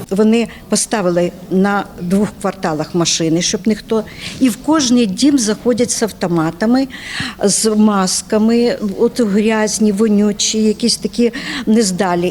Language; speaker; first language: Ukrainian; non-native, local second language; Russian